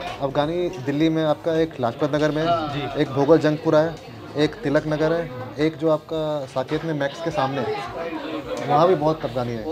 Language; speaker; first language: Hindi; native; Hindi